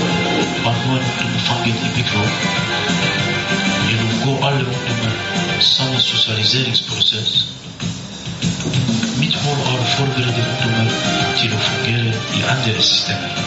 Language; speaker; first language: Norwegian; non-native, learner; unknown